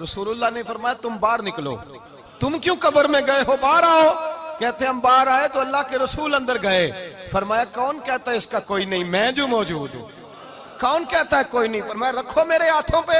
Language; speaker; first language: Hindi; non-native, local second language; Punjabi